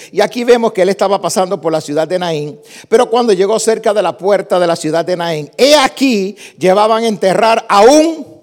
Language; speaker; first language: Spanish; early bilingual, heritage; Spanish